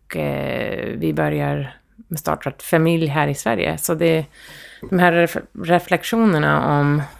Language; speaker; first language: Swedish; early bilingual, heritage; Swedish